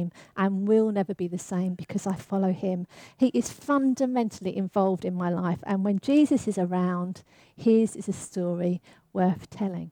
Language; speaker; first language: English; native; English